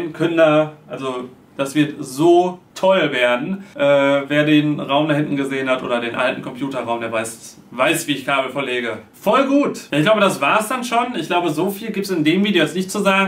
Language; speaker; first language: German; native; German